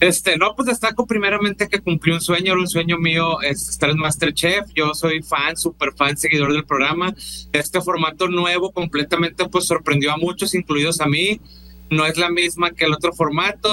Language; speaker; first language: Spanish; native; Spanish